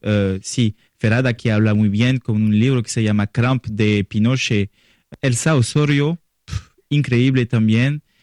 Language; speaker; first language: Spanish; non-native, learner; French